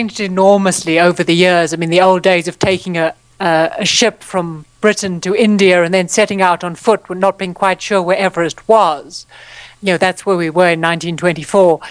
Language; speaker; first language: English; native; English